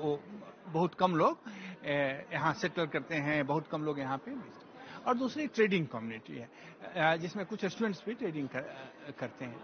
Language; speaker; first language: Hindi; native; Hindi